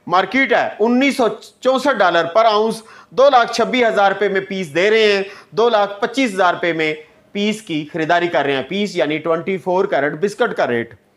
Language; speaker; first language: Urdu; non-native, local second language; Punjabi